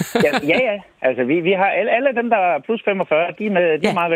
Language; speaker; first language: Danish; native; Danish